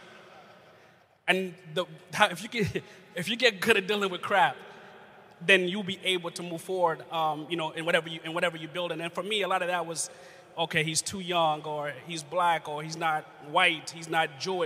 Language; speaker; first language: English; non-native, local second language; Ganda